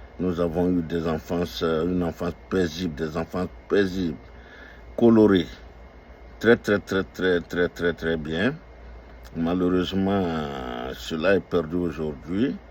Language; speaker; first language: French; non-native, local second language; Dyula